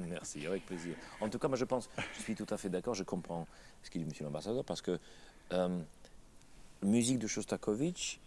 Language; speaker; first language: French; non-native, fluent; Russian